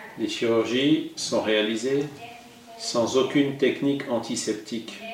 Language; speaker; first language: French; non-native, fluent; Portuguese